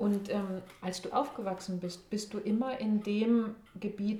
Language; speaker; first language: German; native; German